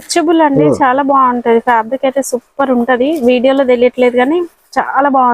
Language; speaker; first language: Telugu; native; Telugu